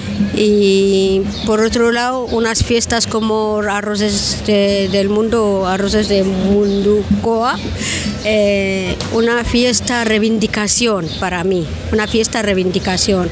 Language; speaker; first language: Spanish; non-native, learner; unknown